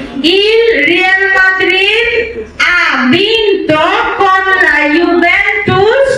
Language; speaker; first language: Italian; non-native, fluent; Bangla